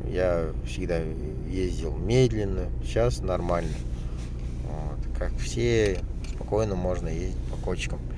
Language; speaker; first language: Russian; non-native, local second language; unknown